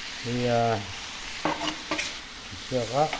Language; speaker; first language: French; non-native, fluent; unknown